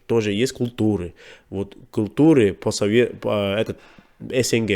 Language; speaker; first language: Russian; non-native, learner; English